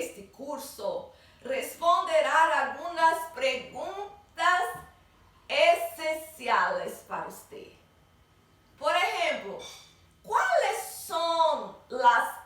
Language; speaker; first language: Spanish; non-native, learner; Portuguese